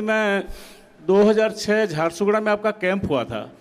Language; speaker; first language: Hindi; non-native, local second language; Odia